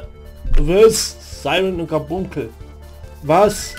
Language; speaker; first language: German; native; German